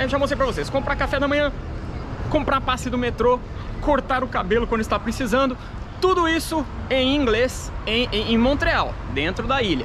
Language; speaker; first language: Portuguese; native; Portuguese